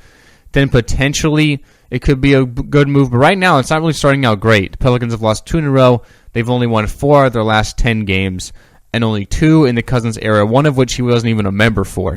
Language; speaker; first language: English; native; English